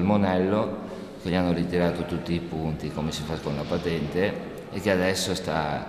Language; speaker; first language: Italian; native; Italian